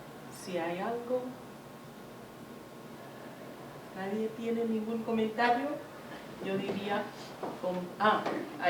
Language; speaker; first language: Spanish; non-native, fluent; English